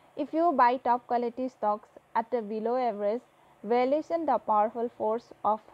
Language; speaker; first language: English; non-native, local second language; Assamese